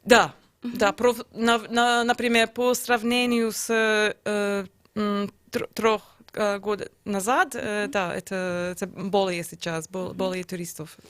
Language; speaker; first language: Russian; non-native, learner; English